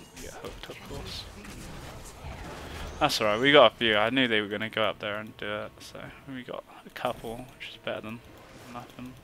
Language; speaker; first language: English; native; English